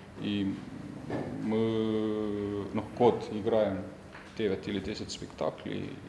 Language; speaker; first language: Russian; non-native, fluent; Estonian